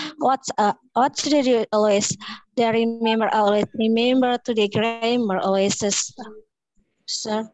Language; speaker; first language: English; non-native, learner; Indonesian